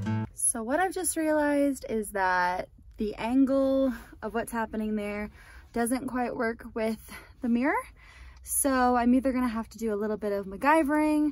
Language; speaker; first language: English; native; English